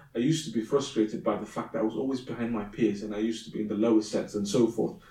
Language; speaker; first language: English; early bilingual, other home language; Somali